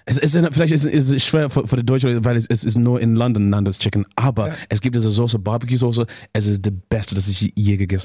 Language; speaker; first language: German; non-native, learner; English